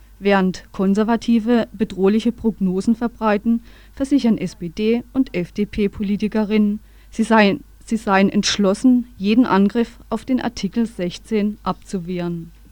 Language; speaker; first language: German; native; German